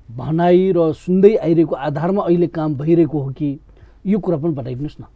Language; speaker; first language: Nepali; non-native, local second language; Newari